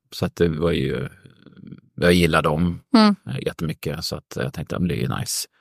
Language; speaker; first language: Swedish; early bilingual, heritage; Swedish